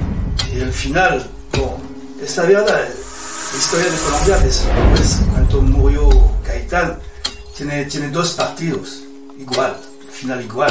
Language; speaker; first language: Spanish; non-native, fluent; French